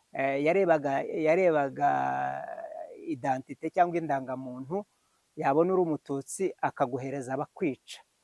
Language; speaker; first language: Kinyarwanda; early bilingual, heritage; Kinyarwanda